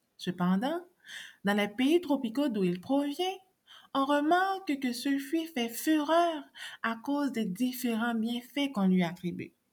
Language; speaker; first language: French; non-native, local second language; Haitian Creole